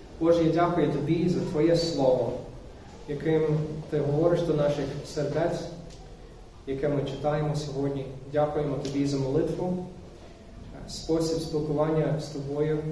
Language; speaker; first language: Ukrainian; non-native, fluent; English